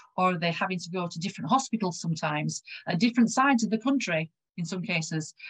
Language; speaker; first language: English; native; English